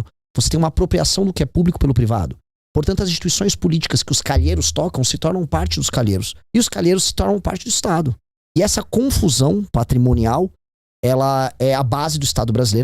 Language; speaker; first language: Portuguese; native; Portuguese